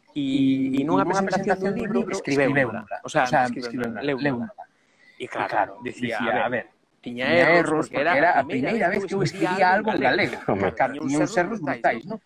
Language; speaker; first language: Galician; non-native, local second language; Spanish